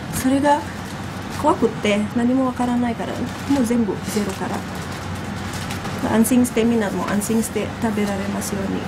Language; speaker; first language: Japanese; non-native, fluent; Indonesian